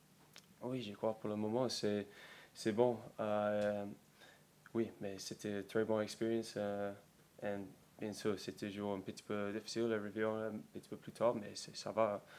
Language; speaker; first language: French; non-native, learner; English